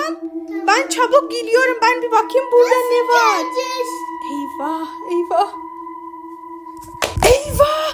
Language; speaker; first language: Turkish; non-native, fluent; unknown